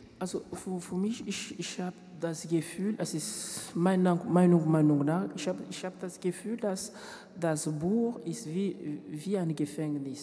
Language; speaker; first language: German; non-native, learner; French